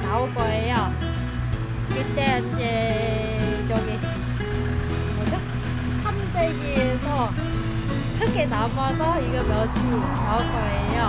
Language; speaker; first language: Korean; non-native, learner; Vietnamese